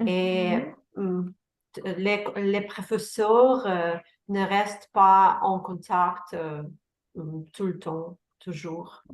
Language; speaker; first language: French; non-native, learner; Russian